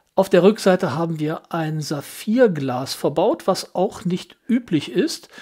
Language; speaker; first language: German; native; German